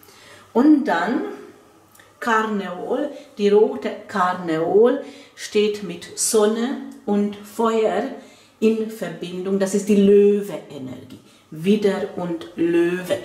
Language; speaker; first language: German; non-native, fluent; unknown